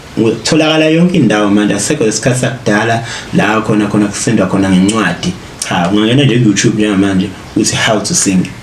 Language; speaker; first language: Zulu; native; Zulu